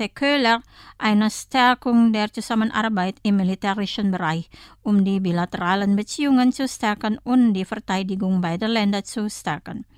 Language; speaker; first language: German; non-native, local second language; Indonesian